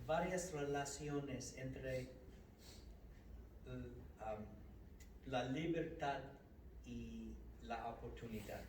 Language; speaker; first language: Spanish; non-native, fluent; English